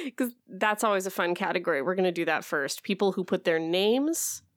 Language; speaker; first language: English; native; English